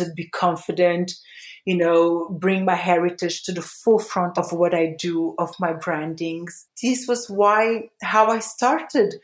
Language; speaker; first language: English; early bilingual, other home language; Portuguese